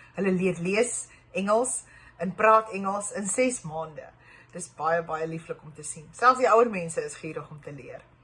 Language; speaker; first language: Afrikaans; native; Afrikaans